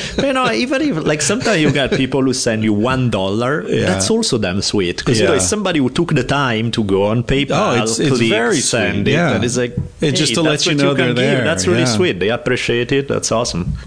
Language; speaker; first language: English; non-native, fluent; Italian